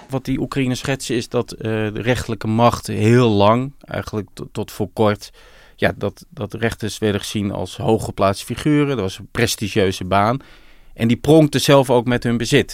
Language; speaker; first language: Dutch; native; Dutch